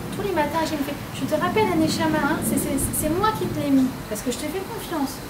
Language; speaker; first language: French; native; French